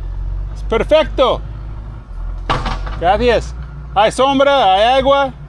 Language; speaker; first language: Spanish; non-native, learner; English